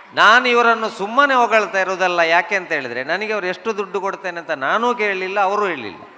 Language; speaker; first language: Kannada; non-native, local second language; Tulu